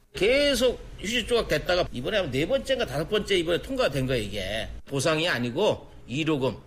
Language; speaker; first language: Korean; native; Korean